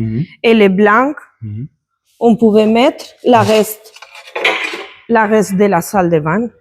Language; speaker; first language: French; non-native, learner; Spanish